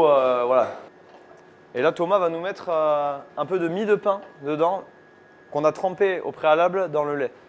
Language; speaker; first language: French; native; French